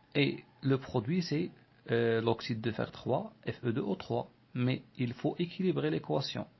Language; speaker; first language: French; non-native, local second language; Arabic